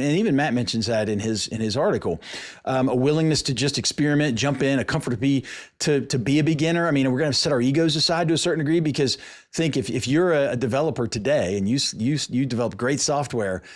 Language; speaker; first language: English; native; English